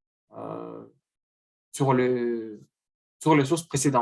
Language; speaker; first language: French; non-native, learner; Russian